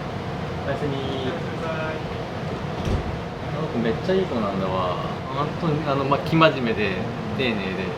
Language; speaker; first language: Japanese; native; Japanese